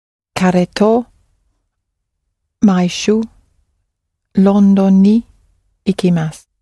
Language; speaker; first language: Japanese; non-native, learner; English